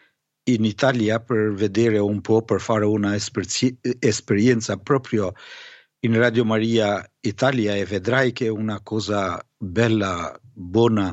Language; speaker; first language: Italian; non-native, fluent; Albanian